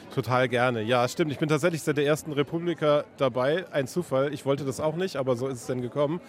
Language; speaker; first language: German; native; German